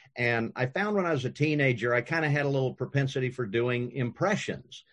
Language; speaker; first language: English; native; English